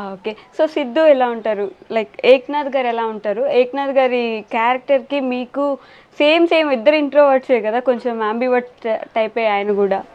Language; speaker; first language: Telugu; native; Telugu